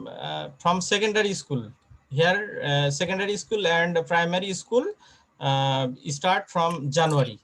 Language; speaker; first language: English; non-native, fluent; Bangla